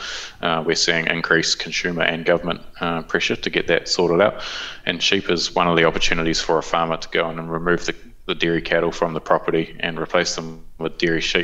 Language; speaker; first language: English; native; English